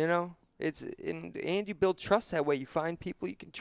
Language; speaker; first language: English; native; English